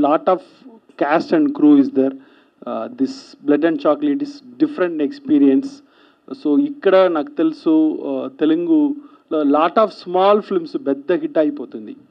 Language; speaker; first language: Telugu; non-native, learner; Tamil